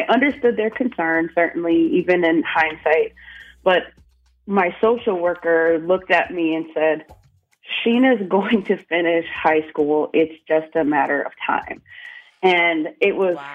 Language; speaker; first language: English; native; English